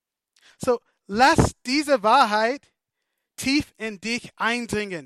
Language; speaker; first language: German; non-native, fluent; English